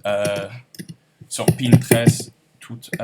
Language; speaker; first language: French; non-native, learner; English